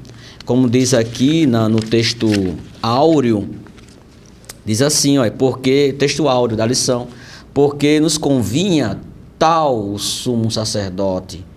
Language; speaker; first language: Portuguese; native; Portuguese